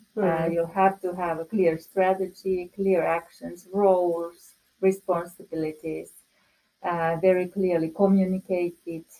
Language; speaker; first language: English; non-native, fluent; Finnish